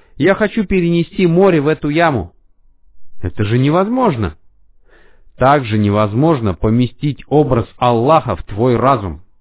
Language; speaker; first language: Russian; non-native, fluent; Arabic